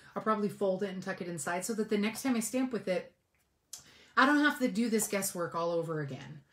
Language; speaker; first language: English; native; English